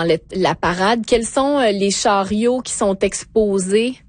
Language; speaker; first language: French; native; French